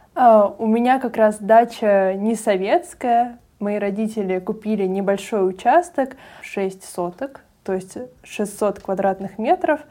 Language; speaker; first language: Russian; native; Russian